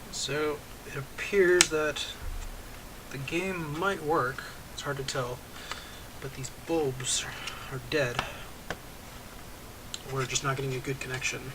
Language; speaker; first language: English; native; English